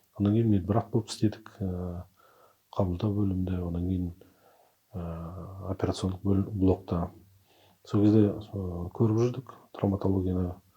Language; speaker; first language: Kazakh; native; Kazakh